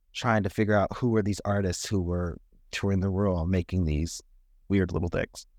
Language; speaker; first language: English; native; English